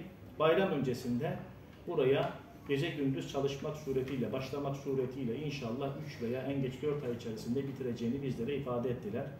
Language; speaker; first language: Turkish; native; Turkish